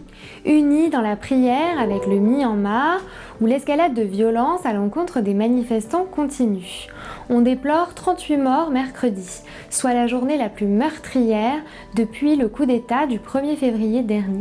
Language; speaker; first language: French; native; French